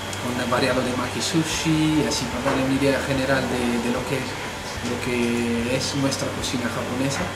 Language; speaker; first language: Spanish; non-native, fluent; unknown